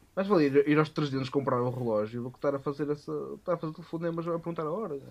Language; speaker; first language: Portuguese; native; Portuguese